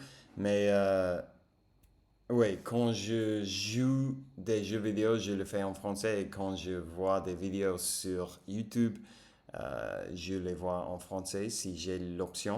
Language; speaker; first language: French; non-native, fluent; English